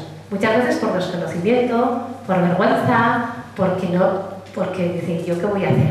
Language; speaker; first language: Spanish; native; Spanish